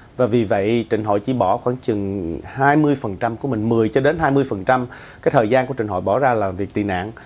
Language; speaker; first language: Vietnamese; early bilingual, other home language; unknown